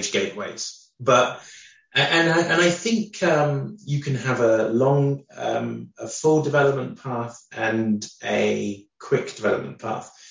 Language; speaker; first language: English; native; English